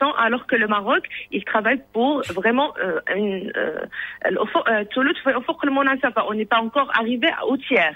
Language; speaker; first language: French; non-native, local second language; Arabic